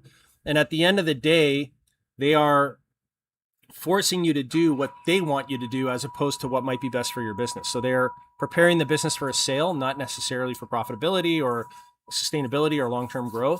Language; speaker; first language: English; native; English